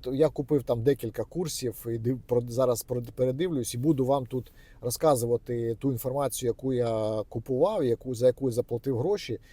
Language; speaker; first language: Ukrainian; native; Ukrainian